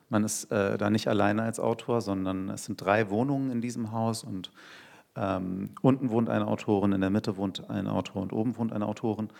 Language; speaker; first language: German; early bilingual, other home language; Turkish